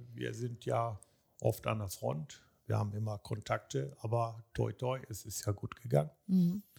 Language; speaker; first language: German; early bilingual, other home language; Turkish